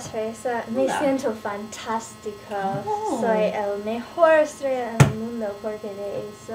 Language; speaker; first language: Spanish; non-native, learner; English